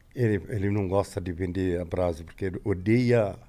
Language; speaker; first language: Portuguese; non-native, learner; Arabic